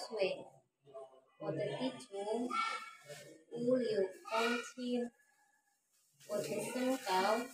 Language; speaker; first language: Chinese; non-native, learner; Indonesian